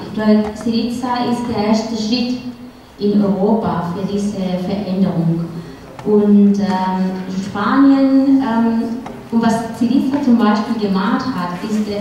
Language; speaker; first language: German; non-native, fluent; Spanish